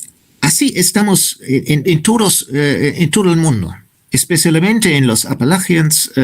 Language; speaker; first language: Spanish; non-native, fluent; German